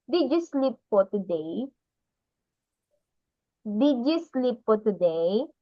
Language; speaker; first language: English; non-native, local second language; Filipino